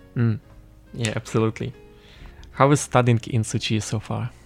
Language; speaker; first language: English; non-native, fluent; Ukrainian